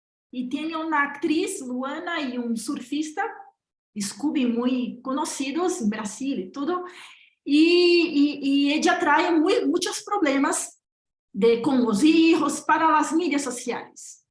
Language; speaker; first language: Spanish; non-native, fluent; Portuguese